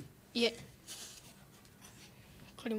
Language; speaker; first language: Japanese; native; Japanese